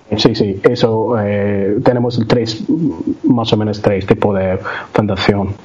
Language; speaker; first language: Spanish; non-native, learner; Tamil